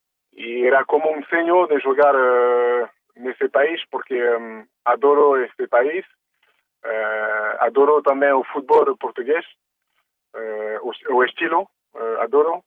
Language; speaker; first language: Portuguese; early bilingual, heritage; French